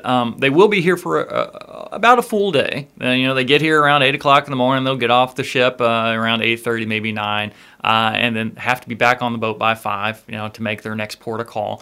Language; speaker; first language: English; native; English